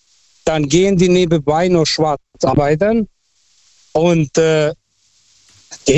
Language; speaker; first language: German; non-native, local second language; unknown